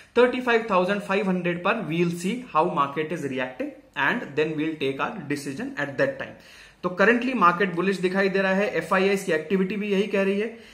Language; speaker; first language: Hindi; native; Hindi